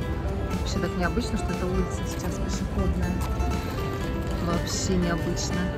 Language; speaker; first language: Russian; native; Russian